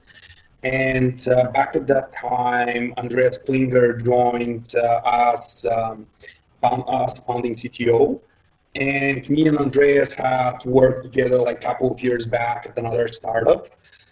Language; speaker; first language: English; non-native, fluent; Bulgarian